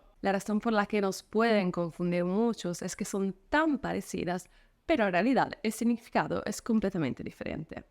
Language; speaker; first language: Spanish; non-native, fluent; Italian